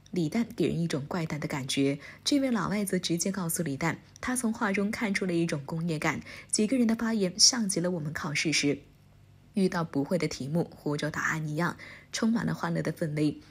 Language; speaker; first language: Chinese; native; Chinese